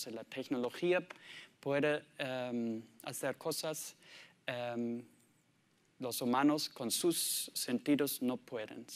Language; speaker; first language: Spanish; non-native, learner; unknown